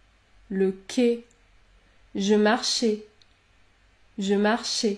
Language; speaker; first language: French; native; French